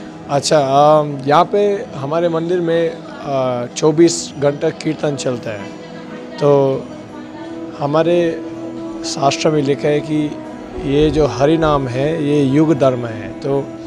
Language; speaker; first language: Hindi; non-native, learner; English